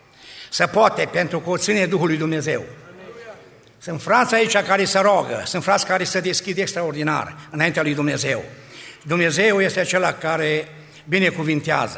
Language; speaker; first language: Romanian; native; Romanian